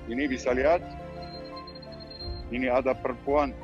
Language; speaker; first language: Indonesian; non-native, learner; Hebrew